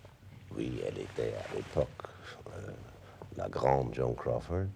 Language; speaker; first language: French; non-native, fluent; English